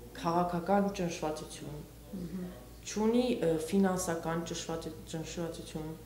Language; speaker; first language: Armenian; early bilingual, heritage; Armenian